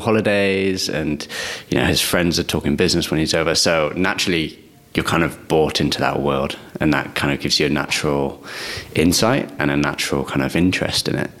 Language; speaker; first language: English; native; English